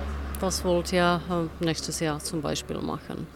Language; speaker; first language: German; non-native, fluent; Czech